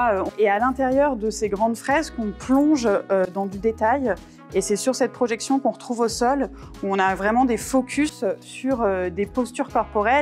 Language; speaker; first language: French; native; French